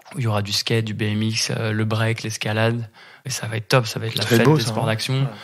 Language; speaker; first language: French; native; French